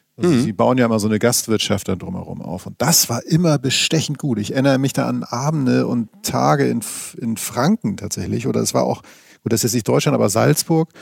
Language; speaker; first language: German; native; German